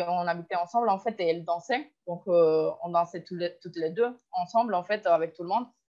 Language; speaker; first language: French; non-native, fluent; Spanish